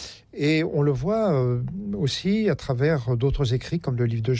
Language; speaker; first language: French; native; French